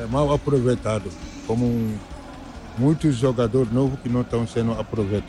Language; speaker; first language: Portuguese; non-native, fluent; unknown